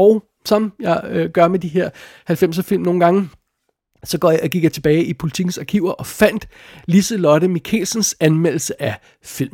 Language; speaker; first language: Danish; native; Danish